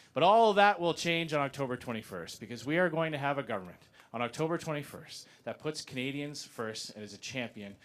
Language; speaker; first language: English; native; English